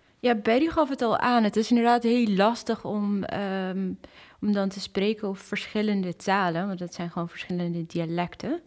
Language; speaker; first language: Dutch; early bilingual, other home language; Kurdish